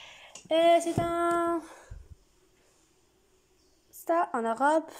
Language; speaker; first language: French; non-native, learner; Arabic